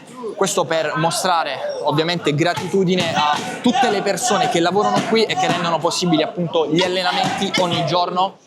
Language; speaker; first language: Italian; native; Italian